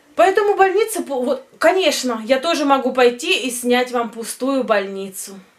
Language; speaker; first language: Russian; native; Russian